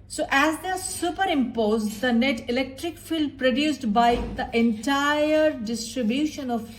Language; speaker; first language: English; non-native, local second language; Bangla